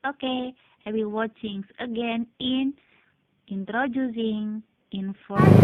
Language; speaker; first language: English; non-native, fluent; Indonesian